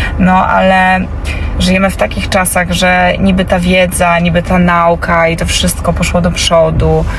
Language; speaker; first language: Polish; early bilingual, heritage; Polish